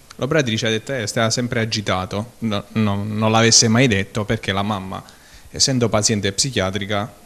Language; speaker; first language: Italian; native; Italian